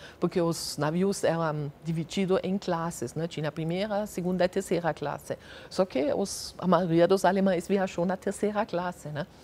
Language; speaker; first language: Portuguese; non-native, fluent; German